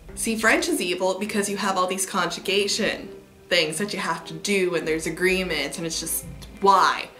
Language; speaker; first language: English; native; English